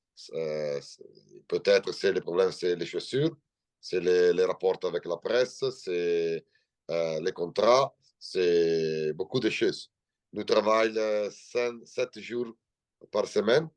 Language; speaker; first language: French; non-native, learner; Italian